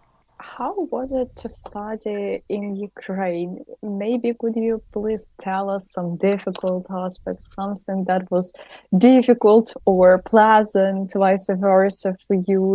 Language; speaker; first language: English; non-native, fluent; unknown